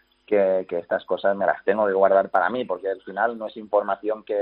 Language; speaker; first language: Spanish; native; Spanish